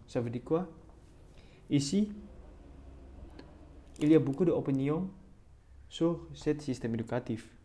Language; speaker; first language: French; non-native, learner; Indonesian